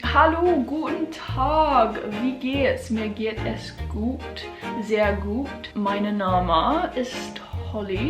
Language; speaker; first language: German; non-native, learner; English